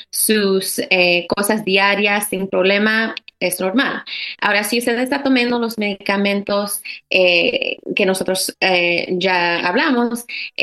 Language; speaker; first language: Spanish; early bilingual, heritage; Spanish